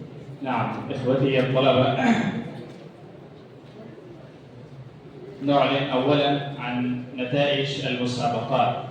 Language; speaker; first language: Arabic; non-native, fluent; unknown